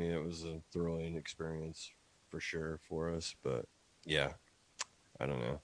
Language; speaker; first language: English; native; English